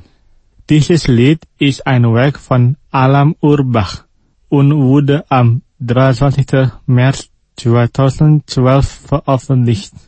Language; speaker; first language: German; non-native, fluent; Indonesian